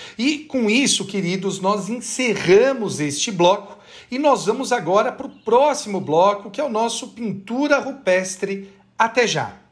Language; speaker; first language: Portuguese; native; Portuguese